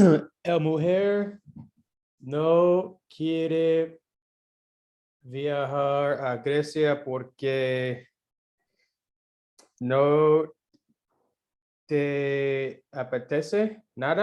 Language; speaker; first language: Spanish; non-native, learner; English